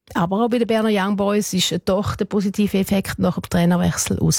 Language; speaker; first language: German; native; German